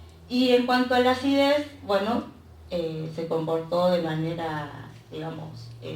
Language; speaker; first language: Spanish; native; Spanish